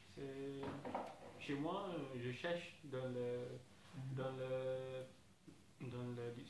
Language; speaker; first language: French; non-native, learner; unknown